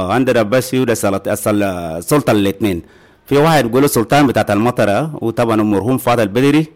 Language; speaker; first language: Arabic; non-native, local second language; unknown